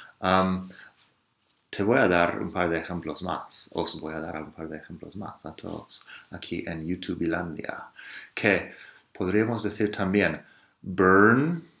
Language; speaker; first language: Spanish; non-native, fluent; English